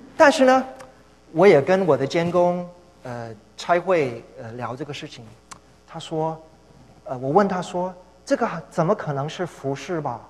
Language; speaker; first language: Chinese; non-native, fluent; English